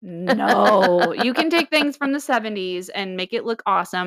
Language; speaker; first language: English; native; English